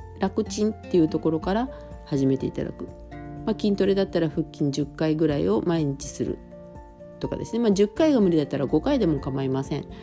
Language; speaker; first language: Japanese; native; Japanese